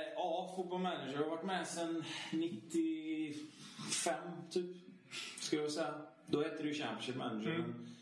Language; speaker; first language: Swedish; native; Swedish